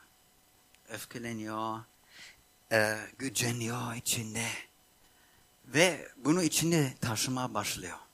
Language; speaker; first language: Turkish; non-native, fluent; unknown